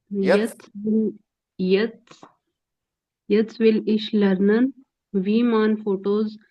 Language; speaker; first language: German; non-native, learner; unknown